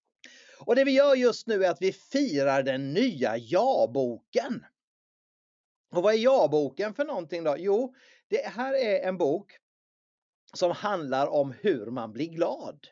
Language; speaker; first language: Swedish; native; Swedish